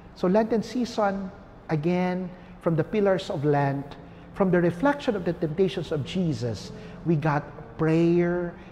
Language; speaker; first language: English; non-native, local second language; Filipino